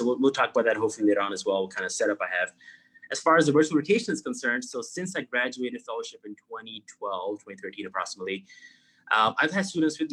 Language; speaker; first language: English; non-native, local second language; Urdu